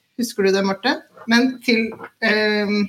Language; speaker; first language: Norwegian; native; Norwegian